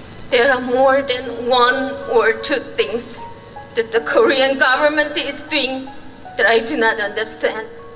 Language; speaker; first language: English; non-native, fluent; Korean